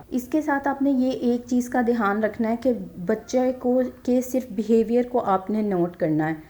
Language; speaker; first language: Urdu; native; Urdu